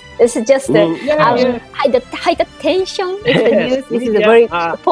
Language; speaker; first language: English; non-native, learner; Japanese